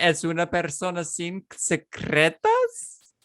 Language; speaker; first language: Spanish; non-native, fluent; English